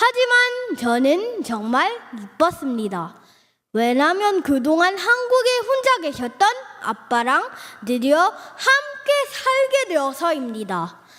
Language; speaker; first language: Korean; early bilingual, other home language; Filipino